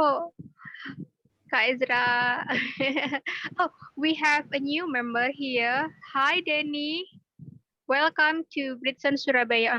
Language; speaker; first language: English; non-native, learner; Indonesian